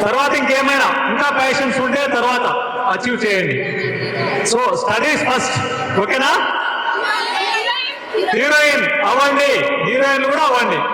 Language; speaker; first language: Telugu; native; Telugu